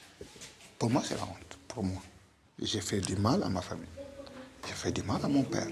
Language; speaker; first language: French; non-native, local second language; Fula